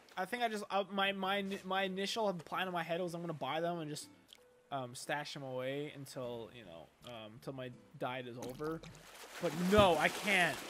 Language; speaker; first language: English; native; English